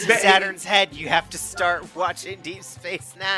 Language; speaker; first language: English; native; English